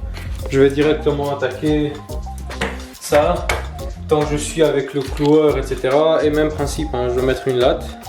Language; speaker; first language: French; native; French